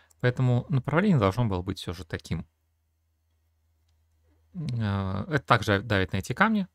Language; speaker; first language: Russian; native; Russian